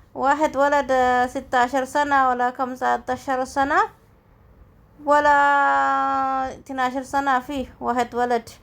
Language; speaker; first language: Arabic; non-native, learner; Oromo